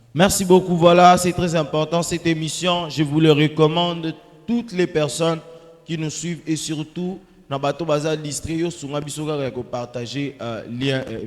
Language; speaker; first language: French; non-native, local second language; Lingala